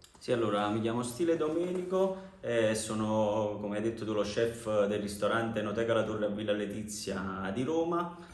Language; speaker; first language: Italian; native; Italian